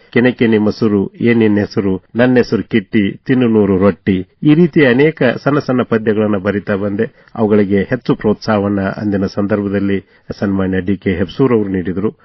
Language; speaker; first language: Kannada; native; Kannada